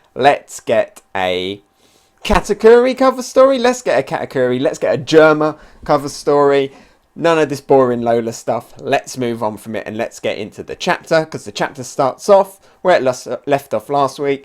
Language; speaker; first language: English; native; English